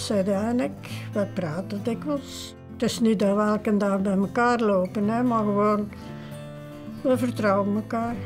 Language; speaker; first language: Dutch; native; Dutch